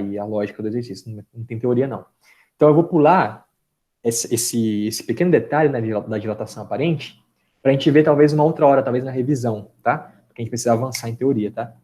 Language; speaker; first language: Portuguese; native; Portuguese